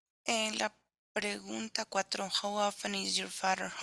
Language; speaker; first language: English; non-native, learner; Spanish